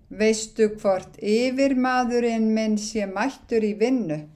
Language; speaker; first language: Icelandic; non-native, learner; Thai